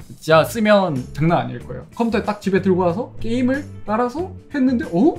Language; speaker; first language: Korean; native; Korean